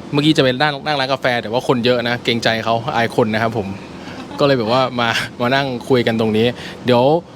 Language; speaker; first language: Thai; native; Thai